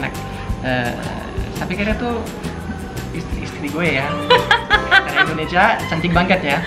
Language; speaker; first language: Indonesian; non-native, fluent; French